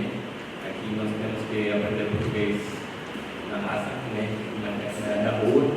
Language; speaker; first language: Portuguese; non-native, fluent; Spanish